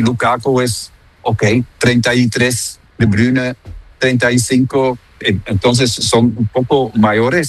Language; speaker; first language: Spanish; non-native, fluent; Dutch